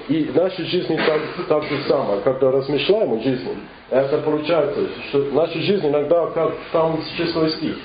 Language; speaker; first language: Russian; non-native, fluent; English